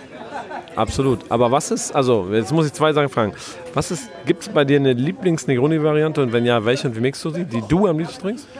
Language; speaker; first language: German; native; German